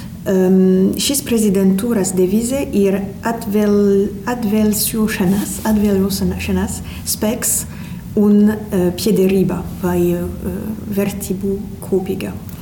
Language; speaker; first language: Latvian; non-native, learner; French